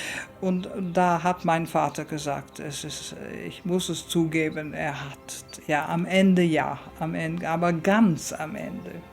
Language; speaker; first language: German; early bilingual, heritage; German